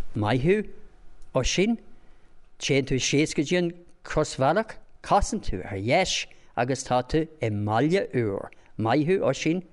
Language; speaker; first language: Irish; non-native, local second language; English